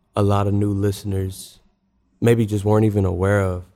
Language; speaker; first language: English; native; English